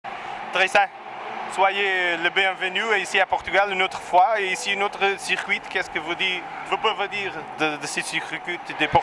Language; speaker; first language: French; non-native, learner; Portuguese